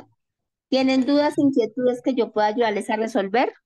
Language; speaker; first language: Spanish; native; Spanish